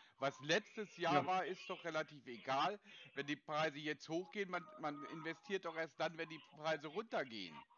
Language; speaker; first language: German; native; German